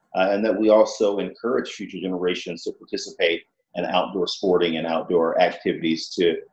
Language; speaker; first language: English; native; English